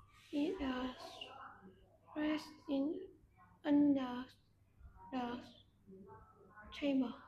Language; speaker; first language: English; non-native, learner; Vietnamese